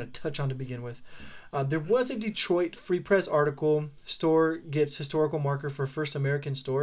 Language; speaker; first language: English; native; English